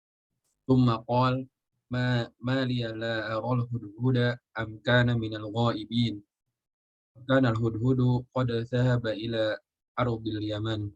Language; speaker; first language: Arabic; non-native, learner; Indonesian